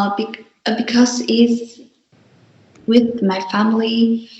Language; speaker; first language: English; non-native, learner; Vietnamese